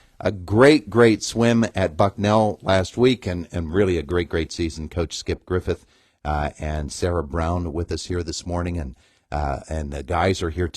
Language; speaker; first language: English; native; English